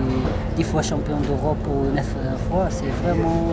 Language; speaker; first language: French; non-native, learner; Arabic